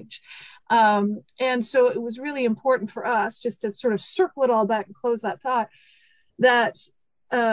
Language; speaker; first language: English; native; English